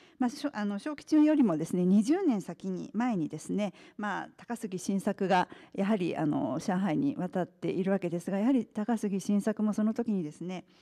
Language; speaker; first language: Japanese; native; Japanese